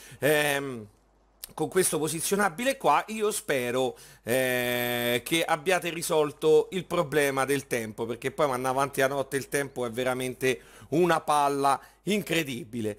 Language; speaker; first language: Italian; native; Italian